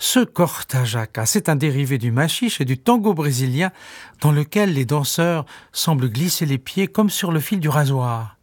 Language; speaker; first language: French; native; French